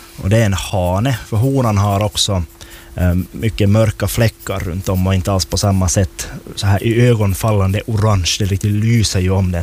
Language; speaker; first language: Swedish; native; Swedish